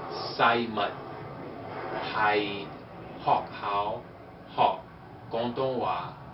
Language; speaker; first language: Cantonese; non-native, learner; English